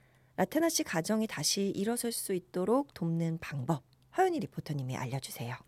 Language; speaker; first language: Korean; native; Korean